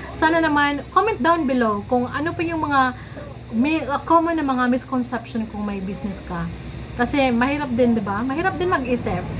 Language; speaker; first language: Filipino; non-native, local second language; Cebuano